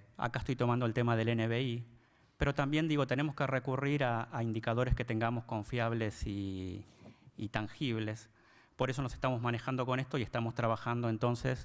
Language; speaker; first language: Spanish; native; Spanish